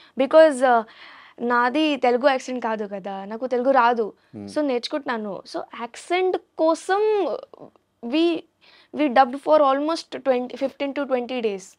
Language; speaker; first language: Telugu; non-native, learner; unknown